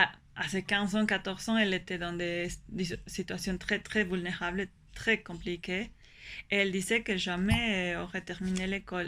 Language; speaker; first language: French; non-native, fluent; Spanish